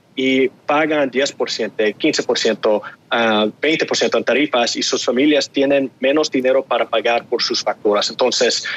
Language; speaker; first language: Spanish; early bilingual, heritage; Spanish